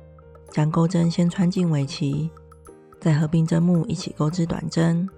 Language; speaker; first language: Chinese; native; Chinese